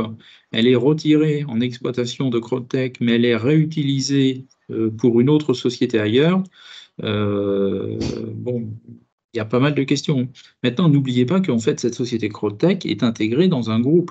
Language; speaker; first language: French; native; French